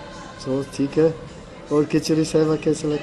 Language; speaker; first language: Hindi; non-native, learner; English